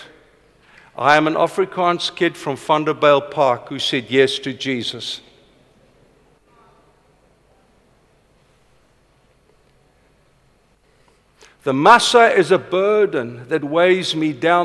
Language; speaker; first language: English; non-native, local second language; Afrikaans